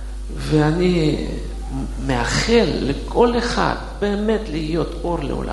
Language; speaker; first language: Hebrew; non-native, fluent; Russian